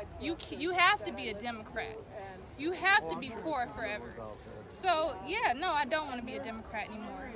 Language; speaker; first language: English; native; English